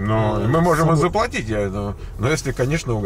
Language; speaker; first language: Russian; native; Russian